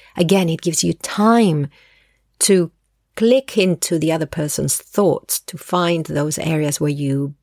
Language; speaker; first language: English; early bilingual, other home language; Spanish